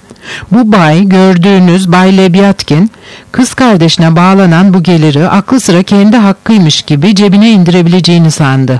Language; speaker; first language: Turkish; native; Turkish